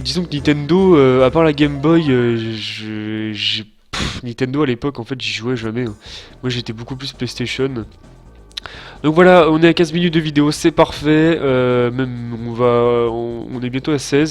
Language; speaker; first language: French; native; French